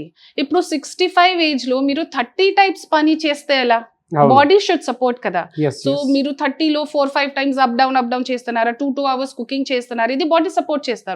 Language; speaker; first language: Telugu; non-native, local second language; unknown